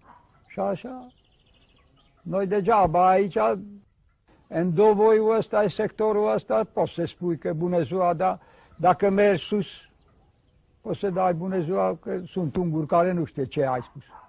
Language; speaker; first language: Romanian; non-native, local second language; Hungarian